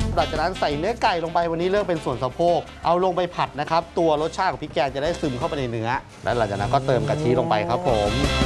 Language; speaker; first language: Thai; native; Thai